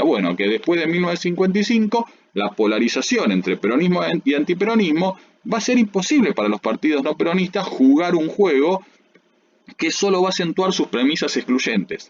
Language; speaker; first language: Spanish; native; Spanish